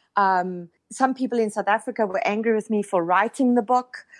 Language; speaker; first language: English; native; English